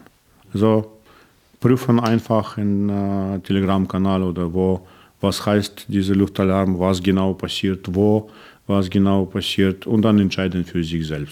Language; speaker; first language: German; non-native, learner; Russian